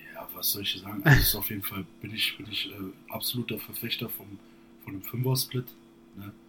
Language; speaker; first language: German; native; German